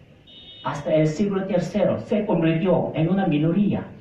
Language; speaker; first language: Spanish; non-native, fluent; Korean